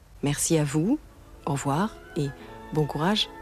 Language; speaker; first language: French; non-native, fluent; German